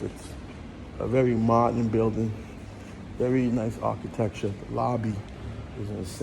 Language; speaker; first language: English; native; English